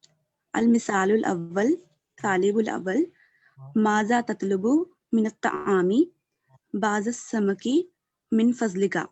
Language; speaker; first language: Arabic; non-native, learner; Urdu